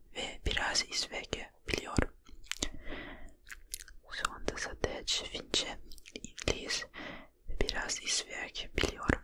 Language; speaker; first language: Turkish; non-native, learner; Finnish